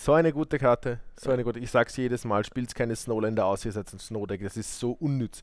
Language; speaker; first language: German; native; German